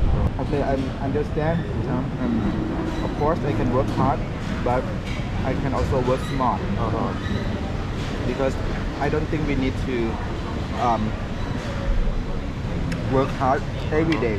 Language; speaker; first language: English; non-native, fluent; Thai